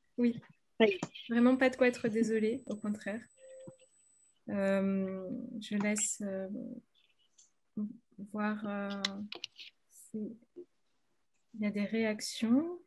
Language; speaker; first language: French; native; French